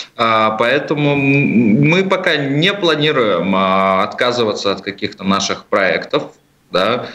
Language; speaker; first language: Russian; native; Russian